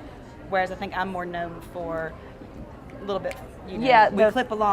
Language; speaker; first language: English; native; English